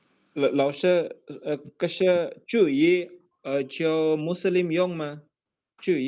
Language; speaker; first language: Chinese; non-native, learner; Indonesian